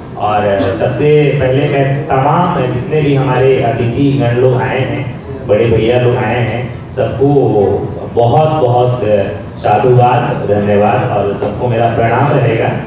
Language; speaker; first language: Hindi; native; Hindi